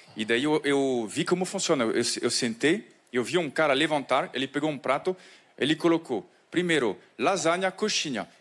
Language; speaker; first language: Portuguese; non-native, fluent; French